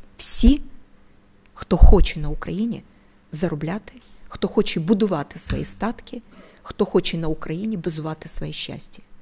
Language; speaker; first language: Ukrainian; non-native, local second language; Russian